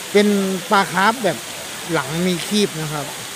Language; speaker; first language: Thai; native; Thai